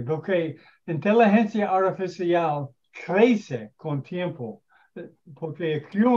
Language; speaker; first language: Spanish; non-native, learner; English